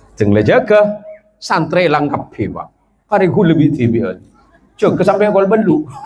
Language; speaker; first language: Malay; non-native, local second language; Madurese